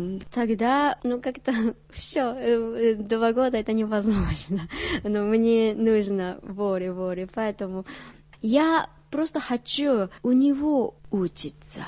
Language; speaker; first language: Russian; non-native, learner; Japanese